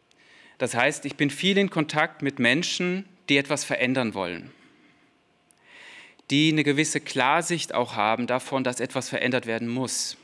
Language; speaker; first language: German; native; German